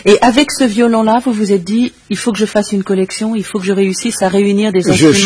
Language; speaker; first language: French; native; French